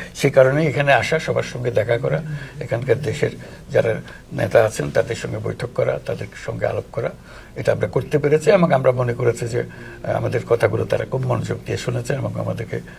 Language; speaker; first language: Bangla; native; Bangla